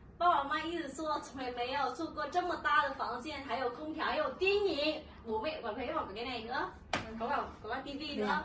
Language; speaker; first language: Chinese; non-native, fluent; Vietnamese